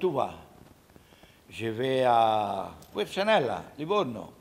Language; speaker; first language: French; non-native, learner; Italian